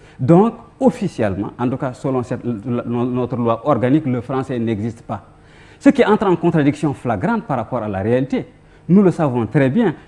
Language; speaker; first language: French; non-native, local second language; Fula